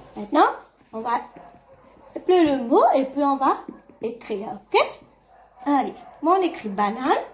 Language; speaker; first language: French; non-native, local second language; Morisyen